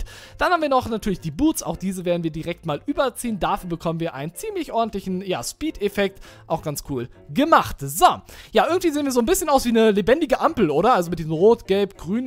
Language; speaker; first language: German; native; German